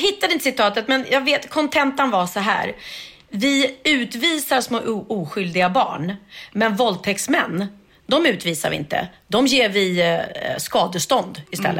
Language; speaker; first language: Swedish; native; Swedish